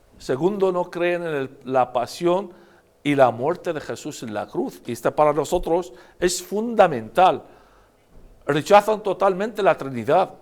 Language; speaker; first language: Spanish; non-native, fluent; Arabic